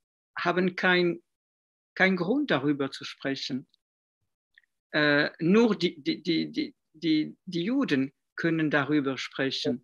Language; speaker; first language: German; non-native, fluent; French